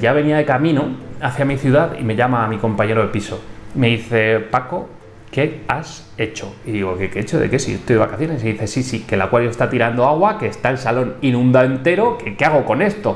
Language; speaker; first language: Spanish; native; Spanish